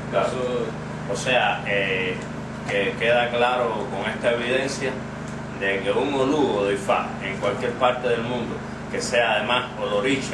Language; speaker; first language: Spanish; native; Spanish